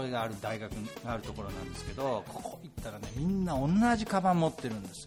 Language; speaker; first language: Japanese; native; Japanese